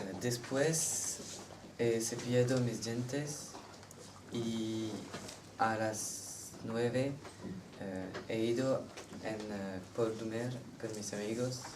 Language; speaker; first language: Spanish; non-native, learner; French